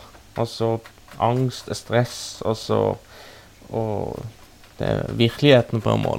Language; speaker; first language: Norwegian; early bilingual, other home language; Persian